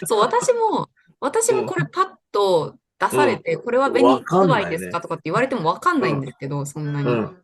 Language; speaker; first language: Japanese; native; Japanese